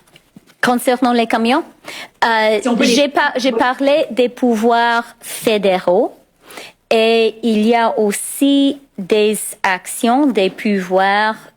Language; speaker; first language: French; non-native, local second language; English